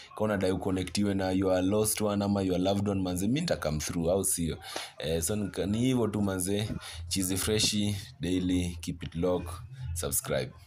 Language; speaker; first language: Swahili; native; Swahili